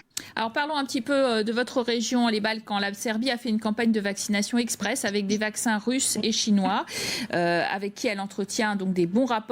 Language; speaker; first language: French; native; French